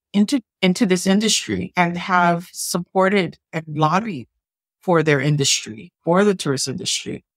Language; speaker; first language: English; native; English